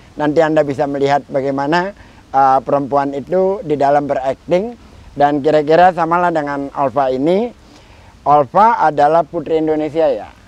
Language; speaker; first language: Indonesian; native; Indonesian